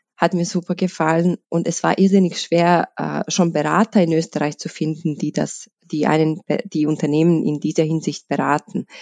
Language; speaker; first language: German; non-native, fluent; Bosnian